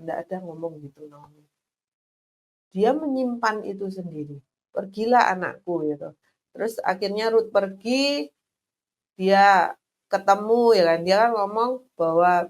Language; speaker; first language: Indonesian; native; Indonesian